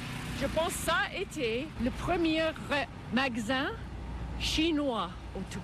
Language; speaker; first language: French; non-native, learner; English